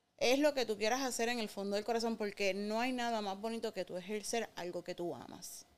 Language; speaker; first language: Spanish; native; Spanish